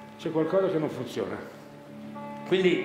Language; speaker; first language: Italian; non-native, fluent; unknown